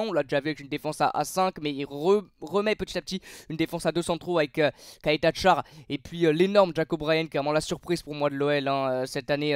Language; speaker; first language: French; native; French